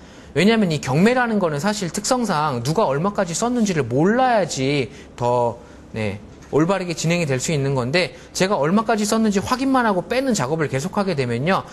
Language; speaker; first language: Korean; native; Korean